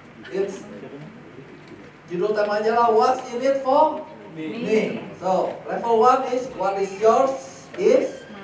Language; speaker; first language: English; non-native, fluent; Indonesian